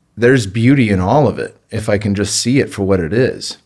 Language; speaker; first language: English; native; English